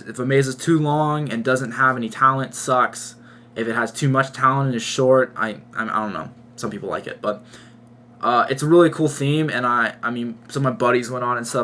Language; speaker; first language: English; native; English